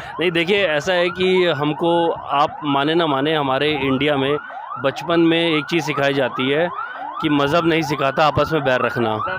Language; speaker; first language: Hindi; native; Hindi